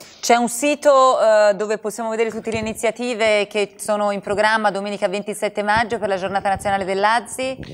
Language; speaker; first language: Italian; native; Italian